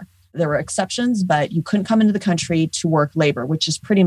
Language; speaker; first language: English; native; English